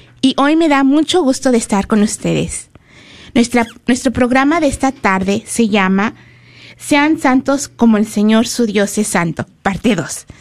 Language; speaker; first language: Spanish; early bilingual, heritage; Spanish